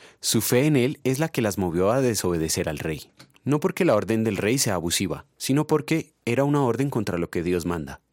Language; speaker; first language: Spanish; native; Spanish